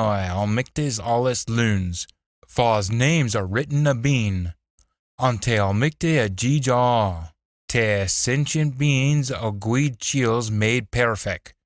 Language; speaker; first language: English; native; English